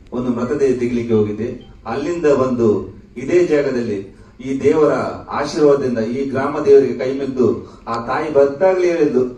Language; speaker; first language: Kannada; non-native, local second language; Tulu